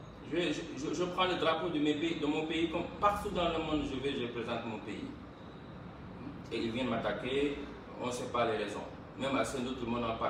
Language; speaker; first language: French; non-native, local second language; Wolof